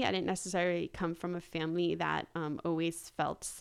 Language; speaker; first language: English; native; English